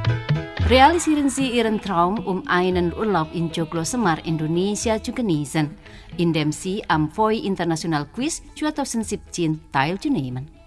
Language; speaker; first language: German; non-native, fluent; Indonesian